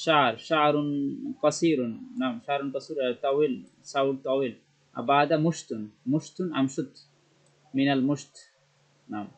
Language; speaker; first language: Arabic; non-native, learner; Bangla